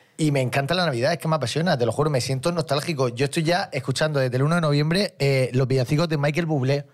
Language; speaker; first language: Spanish; native; Spanish